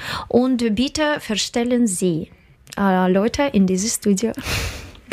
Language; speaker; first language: German; non-native, learner; Russian